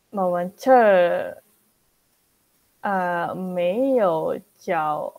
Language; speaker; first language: Chinese; non-native, learner; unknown